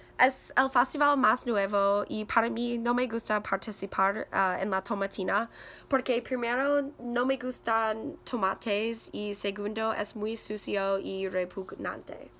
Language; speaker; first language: Spanish; non-native, learner; English